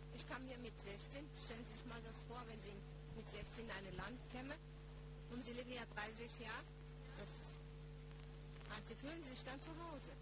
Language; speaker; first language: German; non-native, fluent; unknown